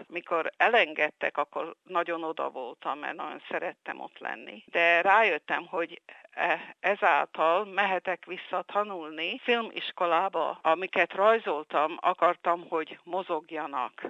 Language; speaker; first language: Hungarian; early bilingual, heritage; Hungarian